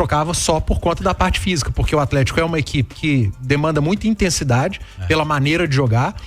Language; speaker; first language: Portuguese; native; Portuguese